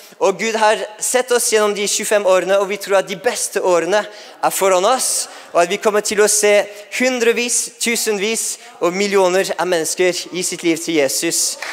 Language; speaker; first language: Norwegian; non-native, fluent; English